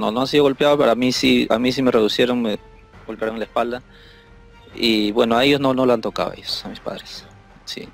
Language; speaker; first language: Spanish; native; Spanish